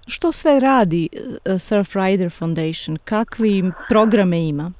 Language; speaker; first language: Serbian; native; Serbian